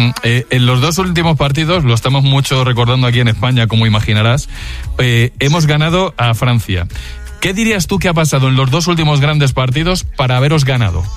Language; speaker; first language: Spanish; native; Spanish